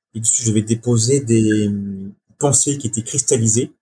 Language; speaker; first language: French; native; French